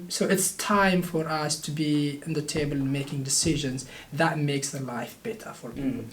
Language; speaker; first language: English; non-native, fluent; Oromo